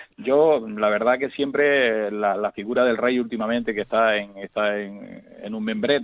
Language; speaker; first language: Spanish; native; Spanish